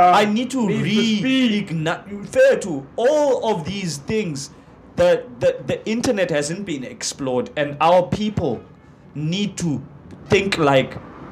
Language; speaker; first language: English; non-native, local second language; Xhosa